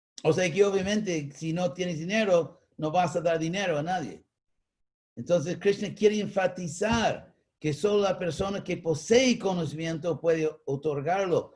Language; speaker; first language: Spanish; non-native, fluent; English